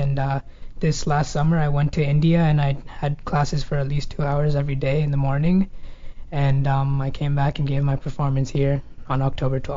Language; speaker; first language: English; early bilingual, other home language; Telugu